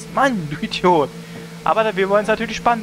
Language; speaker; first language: German; native; German